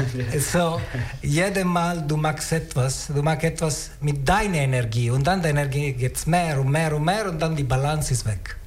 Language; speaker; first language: German; non-native, learner; Italian